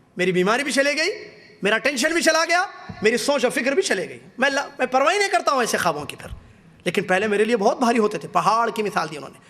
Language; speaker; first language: Urdu; native; Urdu